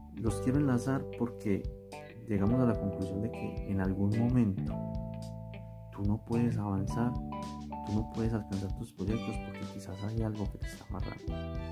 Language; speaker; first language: Spanish; native; Spanish